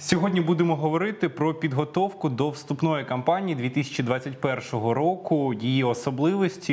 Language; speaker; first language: Ukrainian; native; Ukrainian